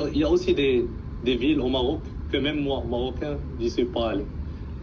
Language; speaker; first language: French; early bilingual, heritage; Arabic